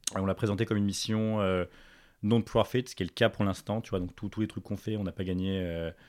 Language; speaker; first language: French; native; French